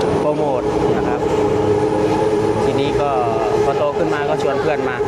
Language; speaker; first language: Thai; native; Thai